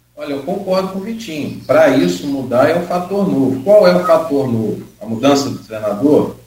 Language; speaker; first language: Portuguese; native; Portuguese